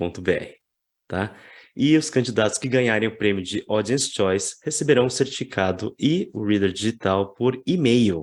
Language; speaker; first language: Portuguese; native; Portuguese